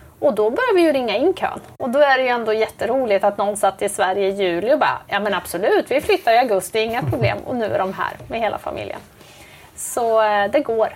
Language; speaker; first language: Swedish; native; Swedish